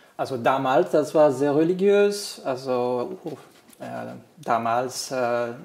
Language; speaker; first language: German; non-native, fluent; French